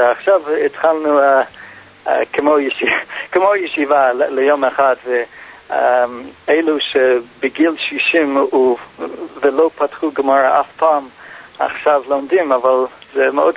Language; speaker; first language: Hebrew; non-native, fluent; English